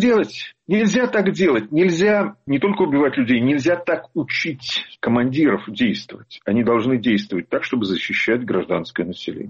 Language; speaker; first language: Russian; native; Russian